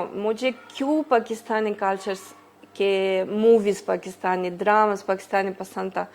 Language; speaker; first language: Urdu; early bilingual, heritage; Greek